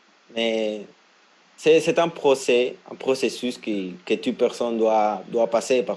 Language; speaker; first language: French; non-native, fluent; Spanish